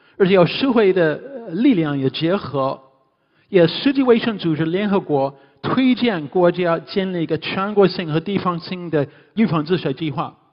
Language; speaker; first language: Chinese; non-native, fluent; English